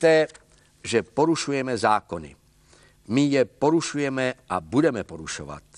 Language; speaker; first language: Czech; native; Czech